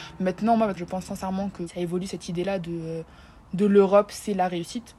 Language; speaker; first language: French; native; French